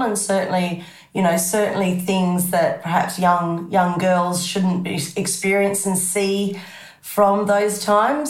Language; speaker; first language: English; native; English